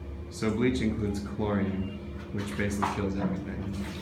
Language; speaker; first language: English; native; English